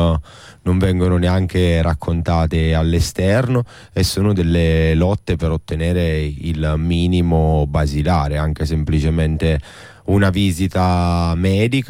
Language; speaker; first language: Italian; native; Italian